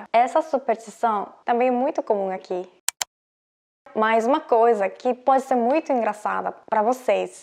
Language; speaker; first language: Portuguese; non-native, fluent; Korean